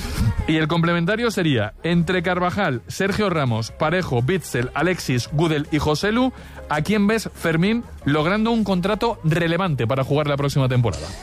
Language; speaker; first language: Spanish; native; Spanish